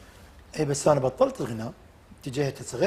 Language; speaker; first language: Arabic; native; Arabic